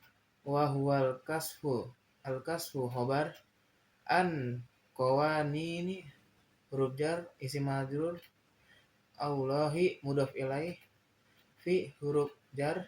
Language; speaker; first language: Arabic; non-native, learner; Indonesian